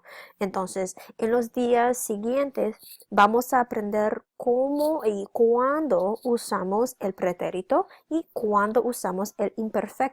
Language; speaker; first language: Spanish; non-native, fluent; English